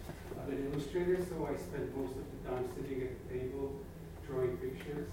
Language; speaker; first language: English; non-native, fluent; Czech